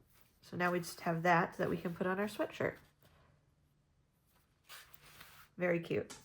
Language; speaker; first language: English; native; English